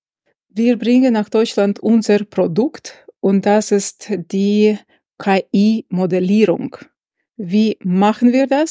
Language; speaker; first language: German; non-native, fluent; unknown